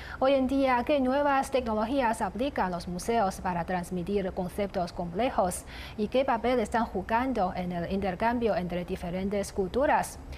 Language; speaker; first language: Spanish; non-native, fluent; Chinese